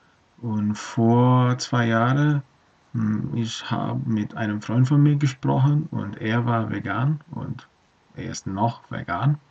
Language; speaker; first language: German; non-native, learner; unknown